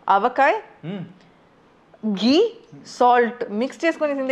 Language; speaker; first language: Telugu; non-native, fluent; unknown